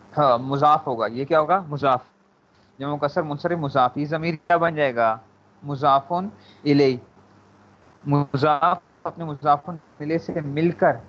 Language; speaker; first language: Urdu; native; Urdu